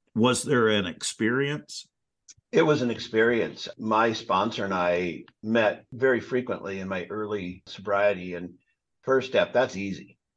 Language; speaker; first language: English; native; English